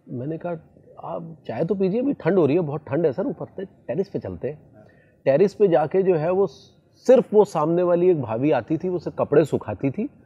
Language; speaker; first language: Hindi; native; Hindi